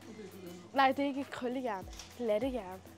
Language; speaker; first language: Danish; early bilingual, other home language; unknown